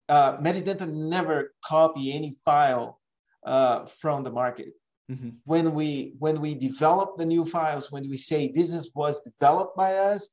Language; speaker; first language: English; non-native, fluent; Portuguese